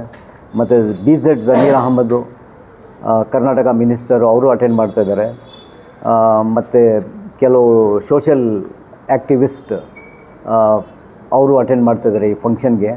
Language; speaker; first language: Kannada; non-native, local second language; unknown